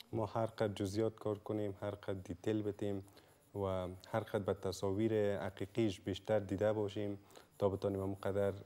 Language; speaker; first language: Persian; native; Persian